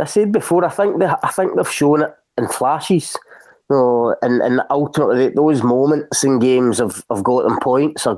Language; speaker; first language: English; native; English